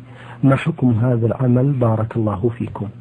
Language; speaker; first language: Arabic; native; Arabic